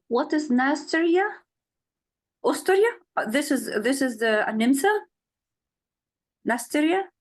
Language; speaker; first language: English; non-native, fluent; Arabic